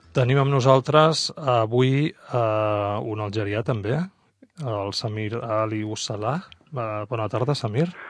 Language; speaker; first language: Spanish; non-native, local second language; Catalan